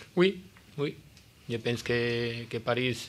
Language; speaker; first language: French; non-native, learner; Spanish